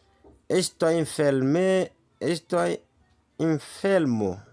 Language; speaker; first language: Spanish; non-native, learner; Haitian Creole